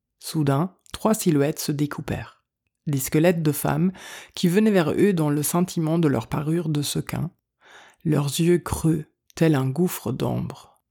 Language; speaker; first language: French; native; French